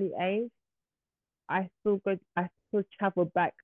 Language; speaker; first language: English; native; English